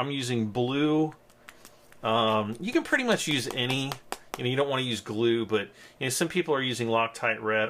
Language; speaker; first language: English; native; English